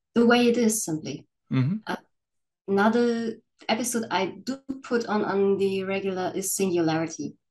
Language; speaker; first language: English; non-native, fluent; German